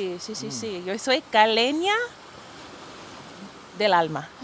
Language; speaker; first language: Spanish; non-native, fluent; English